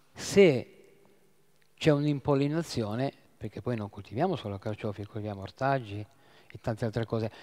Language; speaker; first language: Italian; native; Italian